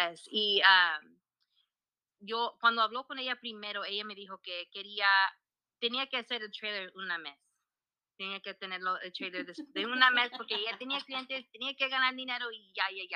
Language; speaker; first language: Spanish; early bilingual, heritage; Spanish